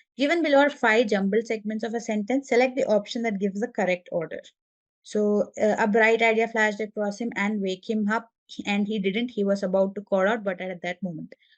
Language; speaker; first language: English; non-native, local second language; Malayalam